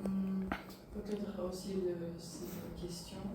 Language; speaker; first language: French; non-native, learner; Bulgarian